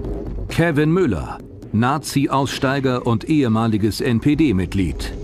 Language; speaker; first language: German; native; German